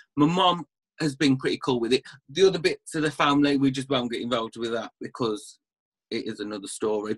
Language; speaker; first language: English; native; English